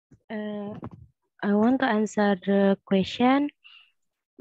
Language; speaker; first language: English; non-native, learner; Indonesian